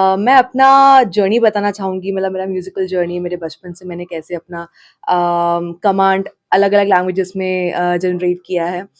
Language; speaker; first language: Hindi; non-native, local second language; Malayalam